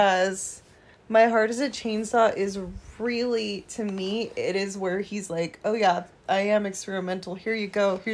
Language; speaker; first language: English; native; English